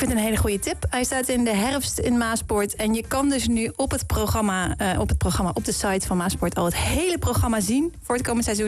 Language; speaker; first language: Dutch; native; Dutch